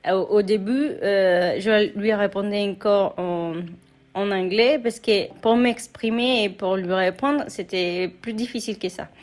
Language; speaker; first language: French; non-native, fluent; Spanish